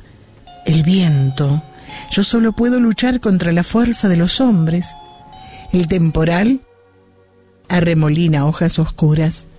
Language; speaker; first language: Spanish; native; Spanish